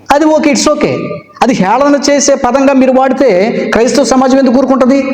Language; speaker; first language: Telugu; native; Telugu